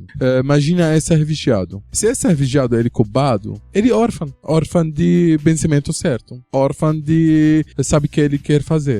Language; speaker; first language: Portuguese; non-native, learner; Arabic